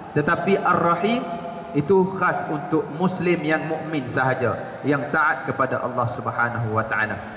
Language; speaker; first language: Malay; native; Malay